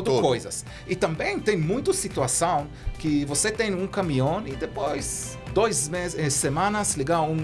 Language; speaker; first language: Portuguese; non-native, learner; Hebrew